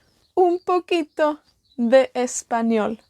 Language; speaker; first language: Spanish; non-native, fluent; Welsh